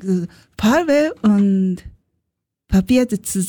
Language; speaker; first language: German; non-native, learner; Japanese